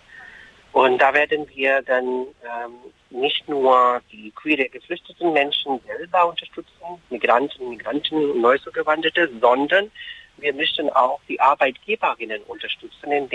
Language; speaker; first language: German; non-native, fluent; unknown